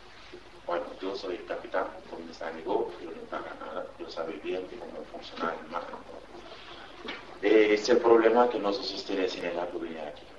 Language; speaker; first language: Spanish; non-native, learner; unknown